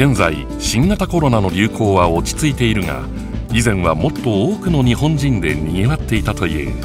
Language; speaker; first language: Japanese; native; Japanese